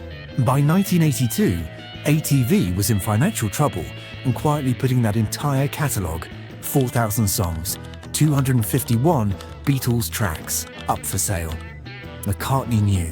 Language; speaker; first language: English; native; English